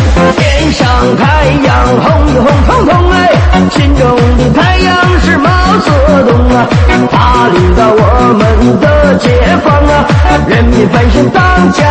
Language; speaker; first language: Chinese; native; Chinese